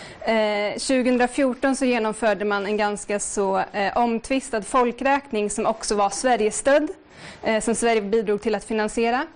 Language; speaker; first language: Swedish; native; Swedish